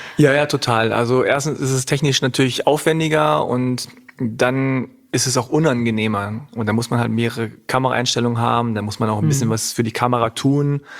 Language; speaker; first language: German; native; German